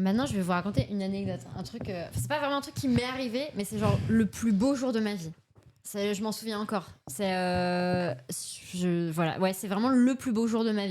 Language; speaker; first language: French; native; French